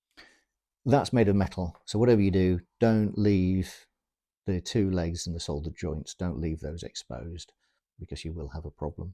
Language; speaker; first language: English; native; English